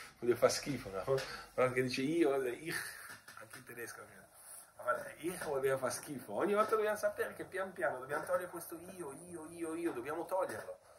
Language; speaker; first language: Italian; native; Italian